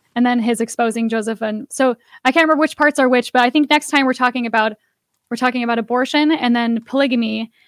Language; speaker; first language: English; native; English